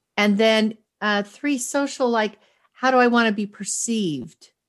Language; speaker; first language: English; native; English